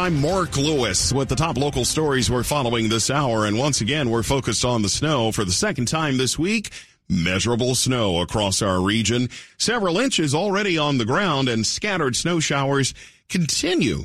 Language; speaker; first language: English; native; English